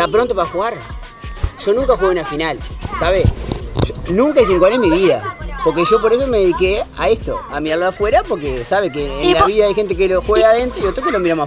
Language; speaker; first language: Spanish; native; Spanish